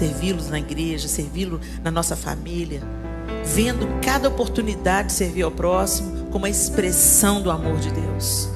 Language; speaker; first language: Portuguese; native; Portuguese